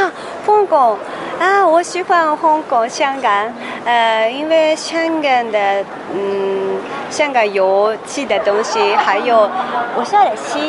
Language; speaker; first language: Chinese; non-native, learner; Japanese